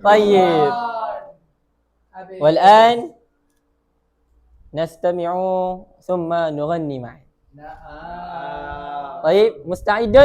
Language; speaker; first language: Arabic; non-native, learner; Malay